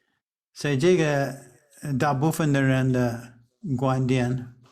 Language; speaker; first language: Chinese; non-native, fluent; English